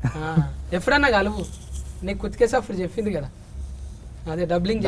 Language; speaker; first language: Telugu; native; Telugu